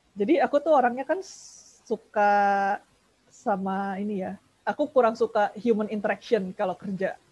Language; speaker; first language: Indonesian; native; Indonesian